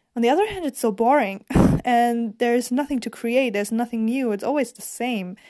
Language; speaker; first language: English; non-native, fluent; German